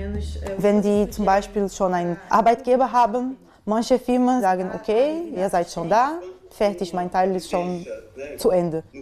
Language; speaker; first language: German; non-native, fluent; Portuguese